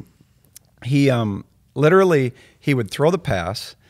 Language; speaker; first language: English; native; English